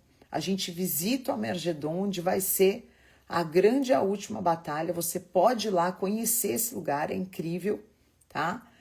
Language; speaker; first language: Portuguese; native; Portuguese